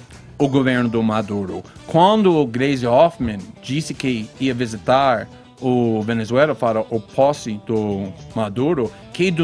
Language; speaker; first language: Portuguese; non-native, fluent; English